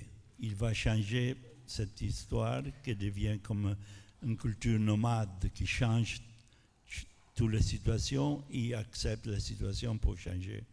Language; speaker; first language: French; non-native, fluent; Italian